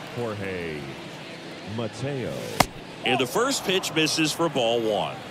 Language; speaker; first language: English; native; English